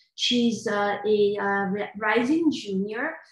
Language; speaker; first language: English; non-native, fluent; French